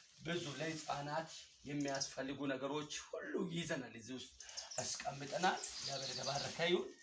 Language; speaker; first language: Amharic; non-native, local second language; Hadiyya